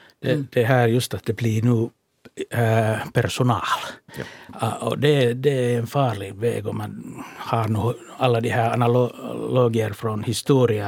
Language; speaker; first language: Swedish; non-native, local second language; Finnish